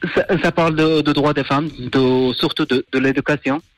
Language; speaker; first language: French; non-native, fluent; Persian